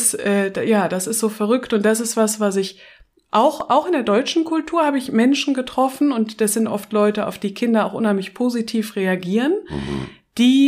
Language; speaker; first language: German; native; German